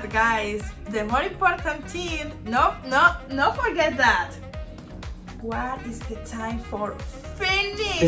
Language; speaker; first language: English; non-native, learner; Spanish